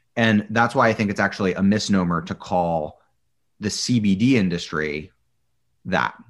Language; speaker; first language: English; native; English